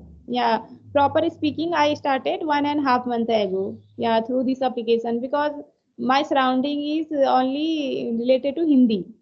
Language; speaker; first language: English; non-native, learner; Hindi